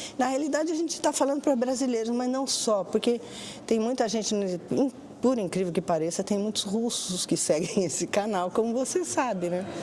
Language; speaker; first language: Portuguese; native; Portuguese